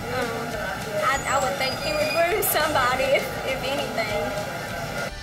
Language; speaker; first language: English; native; English